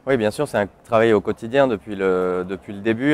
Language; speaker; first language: French; native; French